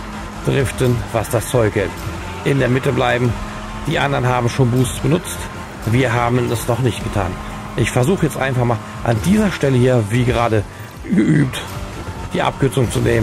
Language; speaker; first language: German; native; German